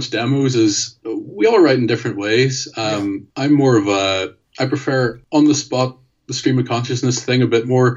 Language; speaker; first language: English; native; English